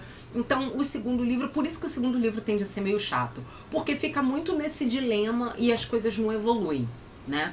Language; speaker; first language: Portuguese; native; Portuguese